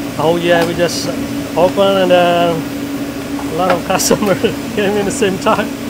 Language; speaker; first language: English; non-native, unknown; Indonesian